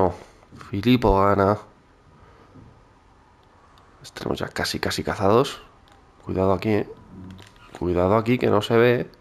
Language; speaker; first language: Spanish; native; Spanish